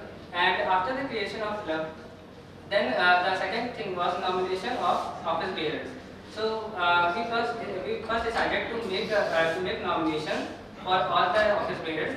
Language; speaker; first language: English; non-native, local second language; Hindi